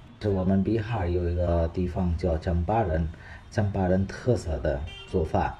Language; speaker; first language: Chinese; non-native, fluent; Hindi